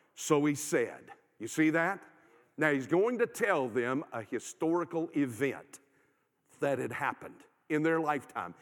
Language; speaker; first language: English; native; English